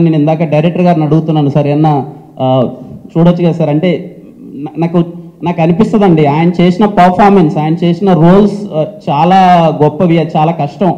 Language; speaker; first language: Telugu; native; Telugu